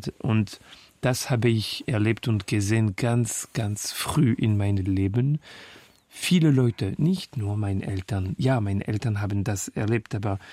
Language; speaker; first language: German; non-native, local second language; French